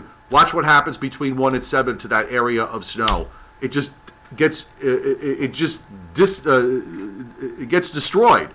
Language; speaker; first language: English; native; English